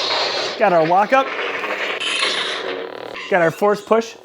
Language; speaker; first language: English; native; English